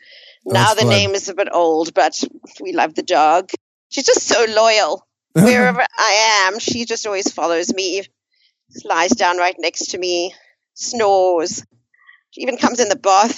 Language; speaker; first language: English; native; English